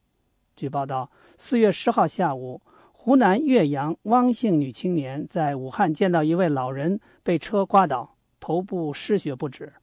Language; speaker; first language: Chinese; native; Chinese